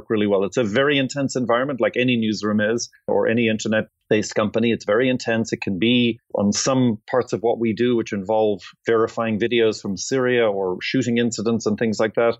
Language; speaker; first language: English; native; English